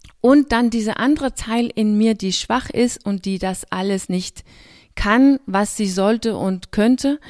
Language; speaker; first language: German; non-native, fluent; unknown